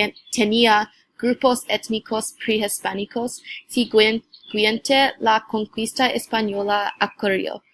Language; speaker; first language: Spanish; non-native, learner; English